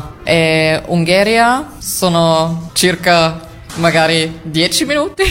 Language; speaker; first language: Italian; non-native, fluent; German